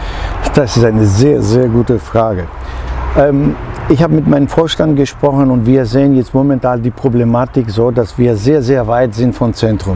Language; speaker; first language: German; non-native, fluent; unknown